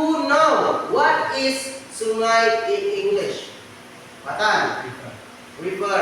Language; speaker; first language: English; non-native, learner; Indonesian